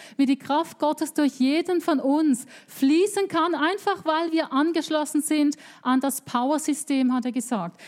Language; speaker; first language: German; native; German